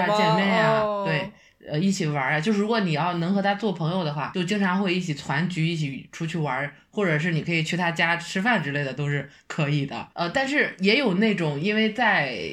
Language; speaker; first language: Chinese; native; Chinese